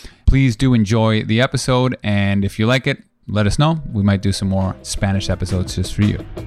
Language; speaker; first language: English; early bilingual, other home language; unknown